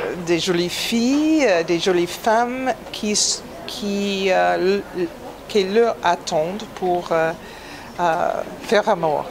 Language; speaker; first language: French; non-native, fluent; English